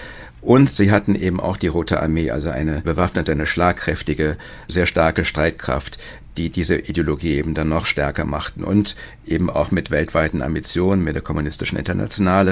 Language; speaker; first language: German; native; German